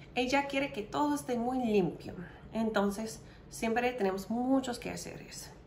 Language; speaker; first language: Spanish; non-native, fluent; English